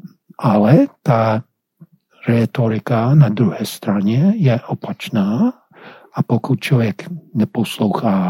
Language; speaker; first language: Czech; non-native, fluent; English